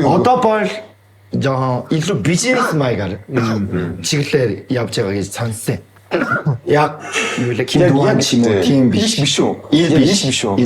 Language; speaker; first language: Mongolian; non-native, fluent; Korean